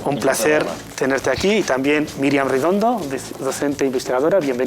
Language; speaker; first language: Spanish; native; Spanish